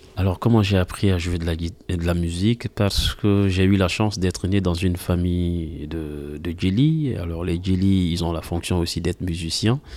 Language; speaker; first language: French; non-native, local second language; Mandingo